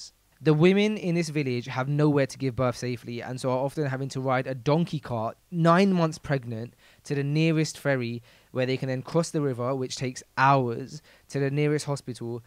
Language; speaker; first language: English; native; English